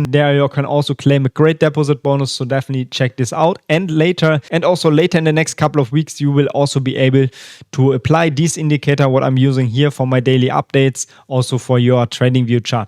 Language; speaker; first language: English; non-native, fluent; German